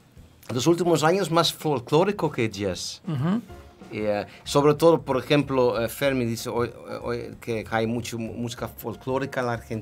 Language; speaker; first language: Spanish; non-native, learner; Dutch